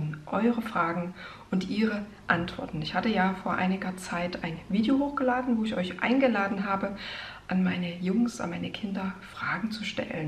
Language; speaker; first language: German; native; German